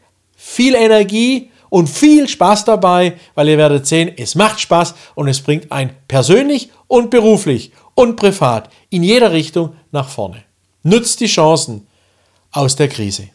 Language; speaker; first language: German; native; German